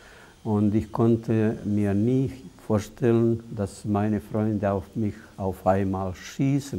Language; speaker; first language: German; non-native, fluent; Bosnian